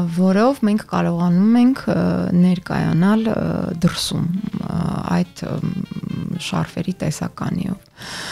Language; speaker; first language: Armenian; native; Armenian